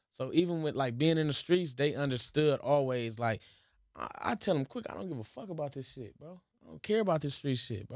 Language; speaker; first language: English; native; English